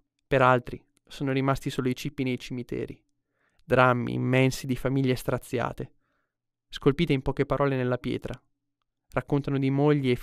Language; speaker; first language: Italian; native; Italian